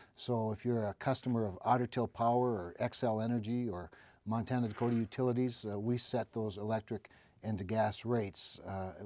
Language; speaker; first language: English; native; English